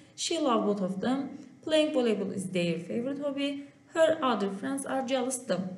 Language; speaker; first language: English; non-native, fluent; Turkish